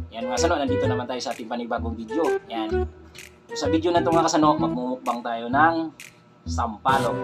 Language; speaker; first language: Filipino; non-native, local second language; Cebuano